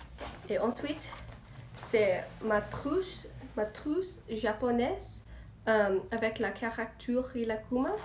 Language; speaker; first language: French; non-native, learner; English